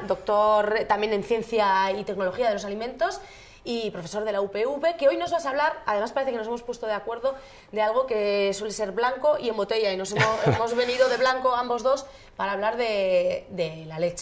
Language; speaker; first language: Spanish; native; Spanish